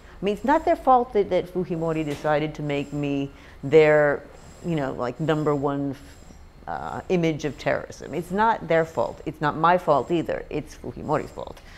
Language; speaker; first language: English; native; English